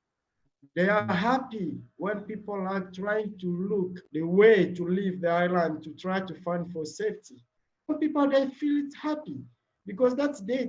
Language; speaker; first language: English; non-native, learner; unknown